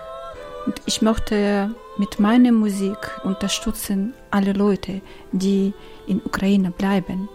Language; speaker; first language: German; non-native, learner; Ukrainian